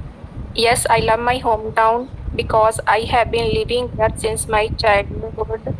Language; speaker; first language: English; non-native, learner; Punjabi